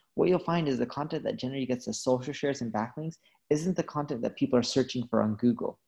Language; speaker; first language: English; native; English